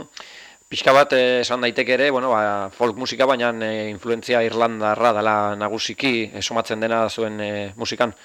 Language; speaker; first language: Basque; native; Basque